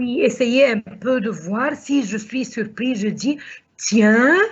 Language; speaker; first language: French; non-native, fluent; Arabic